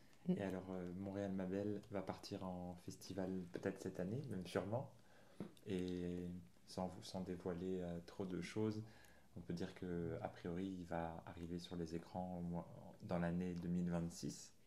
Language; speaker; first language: French; native; French